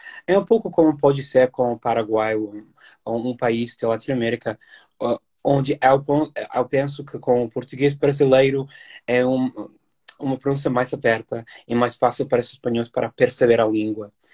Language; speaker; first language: Portuguese; non-native, fluent; English